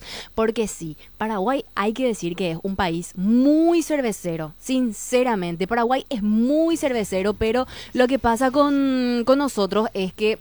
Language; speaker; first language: Spanish; native; Spanish